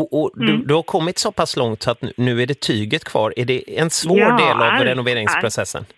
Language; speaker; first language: Swedish; native; Swedish